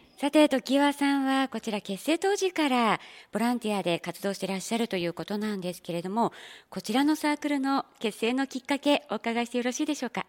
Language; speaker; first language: Japanese; native; Japanese